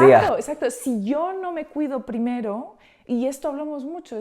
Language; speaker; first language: Spanish; native; Spanish